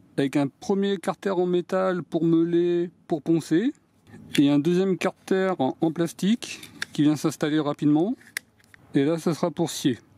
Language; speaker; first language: French; native; French